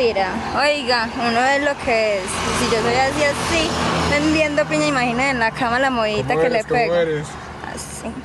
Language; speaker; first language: Spanish; native; Spanish